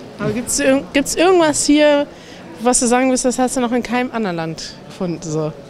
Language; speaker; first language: German; native; German